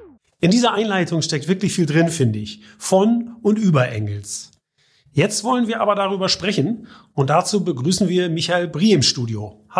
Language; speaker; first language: German; native; German